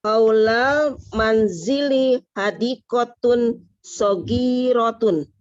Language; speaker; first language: Arabic; non-native, learner; Indonesian